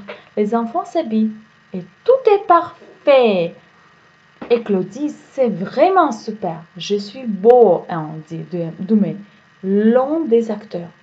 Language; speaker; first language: French; non-native, fluent; Uzbek